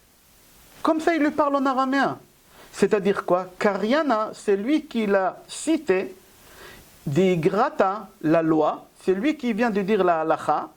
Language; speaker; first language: French; native; French